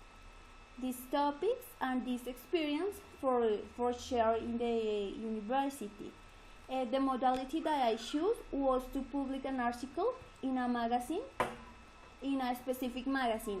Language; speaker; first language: English; non-native, learner; Spanish